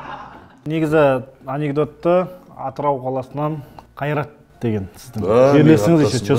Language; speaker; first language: Kazakh; native; Kazakh